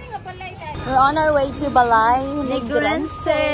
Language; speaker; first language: English; non-native, local second language; Filipino